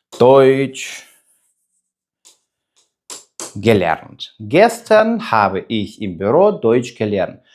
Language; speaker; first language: German; non-native, fluent; Ukrainian